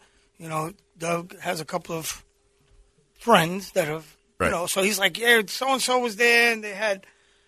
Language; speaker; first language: English; native; English